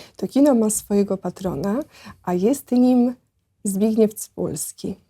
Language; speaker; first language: Polish; native; Polish